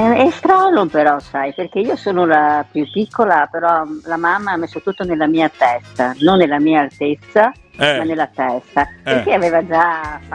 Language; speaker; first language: Italian; non-native, local second language; Venetian